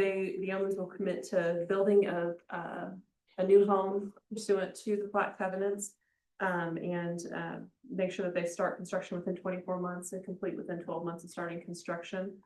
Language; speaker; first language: English; native; English